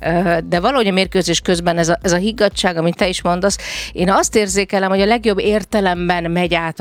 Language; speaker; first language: Hungarian; native; Hungarian